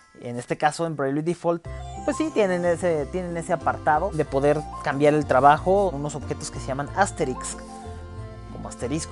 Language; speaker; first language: Spanish; native; Spanish